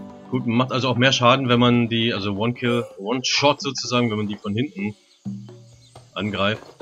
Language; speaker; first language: German; native; German